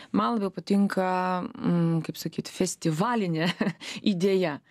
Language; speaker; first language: Lithuanian; native; Lithuanian